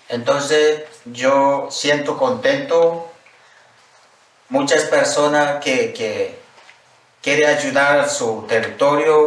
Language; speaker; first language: Spanish; non-native, local second language; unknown